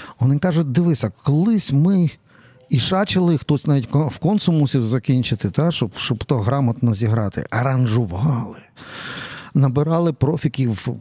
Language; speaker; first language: Ukrainian; native; Ukrainian